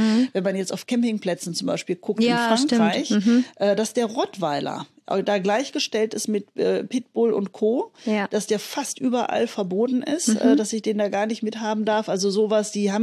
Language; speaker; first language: German; native; German